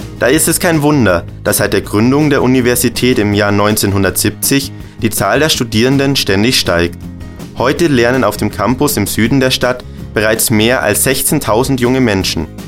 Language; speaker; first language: German; native; German